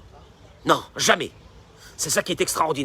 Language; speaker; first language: French; native; French